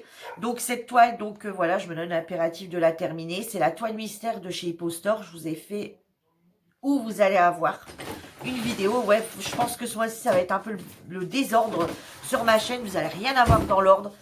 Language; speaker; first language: French; native; French